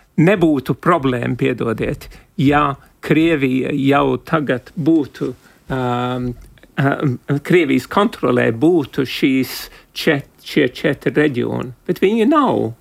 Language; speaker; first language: Latvian; early bilingual, heritage; Latvian